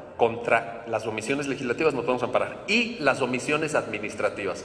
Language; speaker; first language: Spanish; native; Spanish